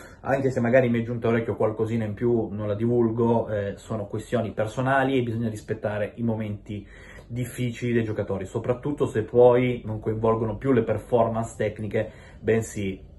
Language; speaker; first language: Italian; native; Italian